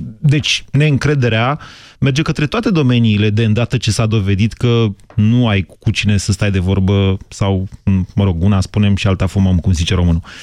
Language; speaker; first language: Romanian; native; Romanian